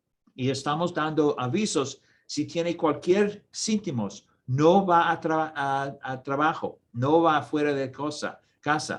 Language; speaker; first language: Spanish; non-native, learner; English